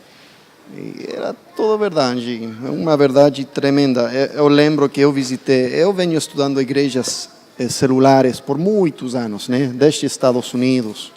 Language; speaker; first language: Portuguese; non-native, fluent; English